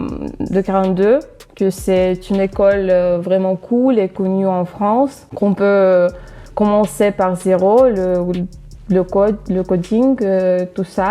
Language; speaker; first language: French; non-native, fluent; Russian